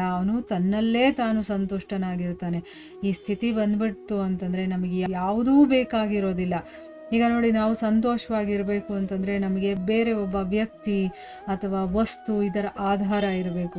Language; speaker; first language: Kannada; native; Kannada